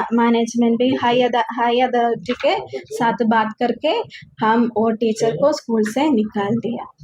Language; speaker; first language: Hindi; non-native, local second language; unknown